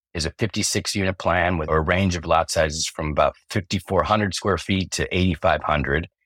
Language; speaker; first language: English; native; English